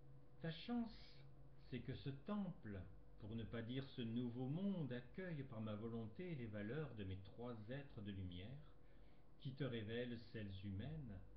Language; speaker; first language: French; native; French